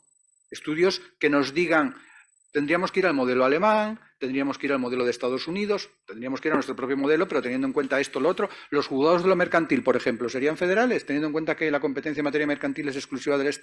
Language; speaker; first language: Spanish; native; Spanish